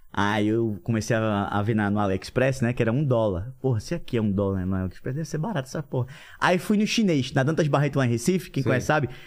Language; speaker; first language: Portuguese; native; Portuguese